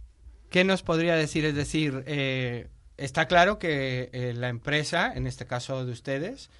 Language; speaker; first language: Spanish; native; Spanish